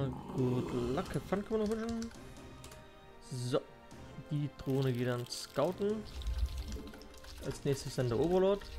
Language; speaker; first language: German; native; German